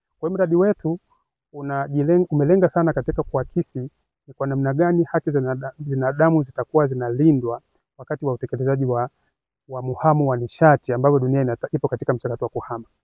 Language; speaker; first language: Swahili; native; Swahili